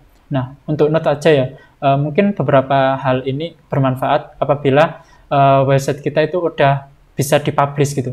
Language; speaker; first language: Indonesian; native; Indonesian